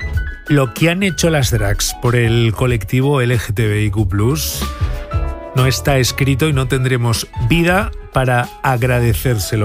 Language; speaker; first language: Spanish; native; Spanish